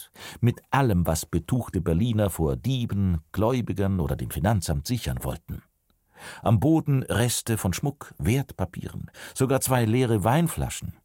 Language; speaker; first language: German; native; German